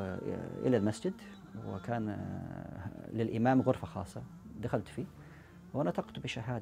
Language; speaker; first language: Arabic; non-native, fluent; English